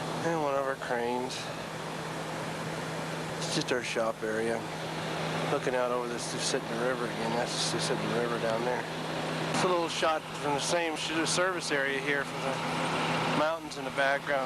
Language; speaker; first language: English; native; English